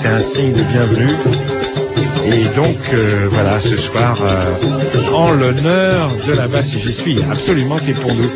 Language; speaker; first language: French; native; French